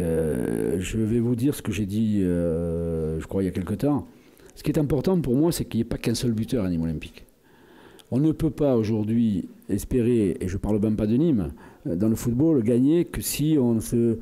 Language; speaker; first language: French; native; French